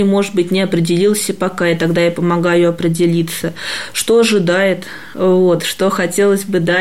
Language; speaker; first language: Russian; native; Russian